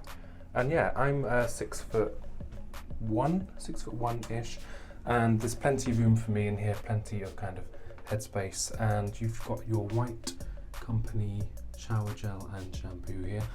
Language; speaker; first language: English; native; English